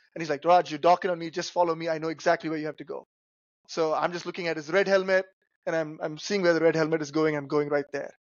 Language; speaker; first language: English; non-native, local second language; Tamil